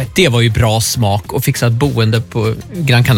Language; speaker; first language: Swedish; native; Swedish